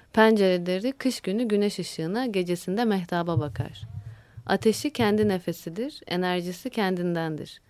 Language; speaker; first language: Turkish; native; Turkish